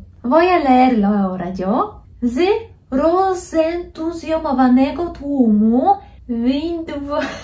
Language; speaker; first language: Spanish; non-native, fluent; Polish